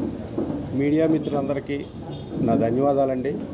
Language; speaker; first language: Telugu; native; Telugu